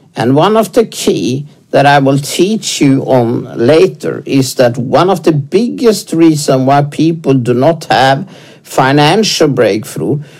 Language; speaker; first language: English; non-native, fluent; Swedish